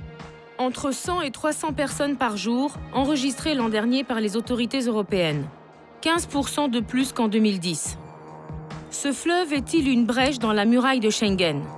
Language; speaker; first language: French; native; French